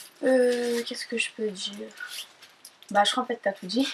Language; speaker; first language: French; native; French